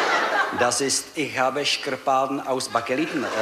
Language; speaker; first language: German; non-native, learner; Czech